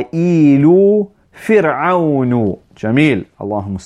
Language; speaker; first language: Arabic; non-native, fluent; English